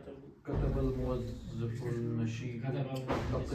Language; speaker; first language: Arabic; non-native, learner; Urdu